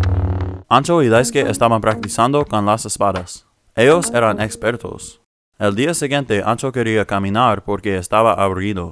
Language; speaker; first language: Spanish; non-native, learner; English